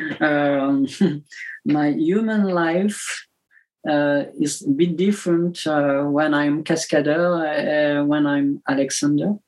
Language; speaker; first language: English; non-native, learner; French